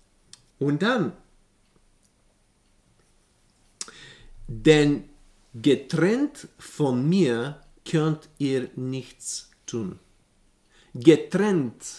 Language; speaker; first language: German; non-native, learner; Bulgarian